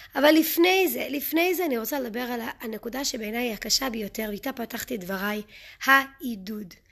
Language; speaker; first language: Hebrew; early bilingual, other home language; English